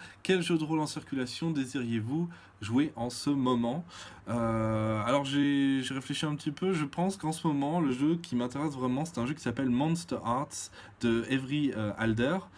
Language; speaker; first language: French; native; French